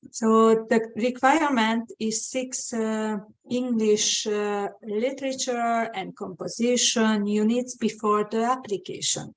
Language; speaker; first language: English; non-native, fluent; Hungarian